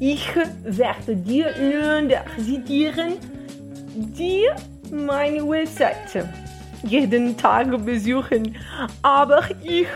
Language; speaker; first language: German; non-native, learner; Portuguese